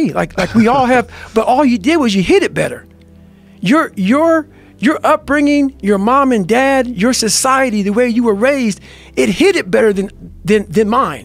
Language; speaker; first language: English; native; English